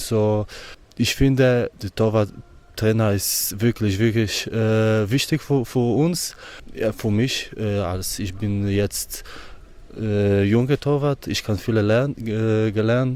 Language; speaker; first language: German; non-native, learner; Polish